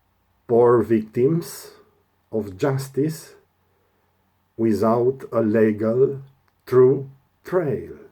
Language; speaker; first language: English; non-native, learner; Romanian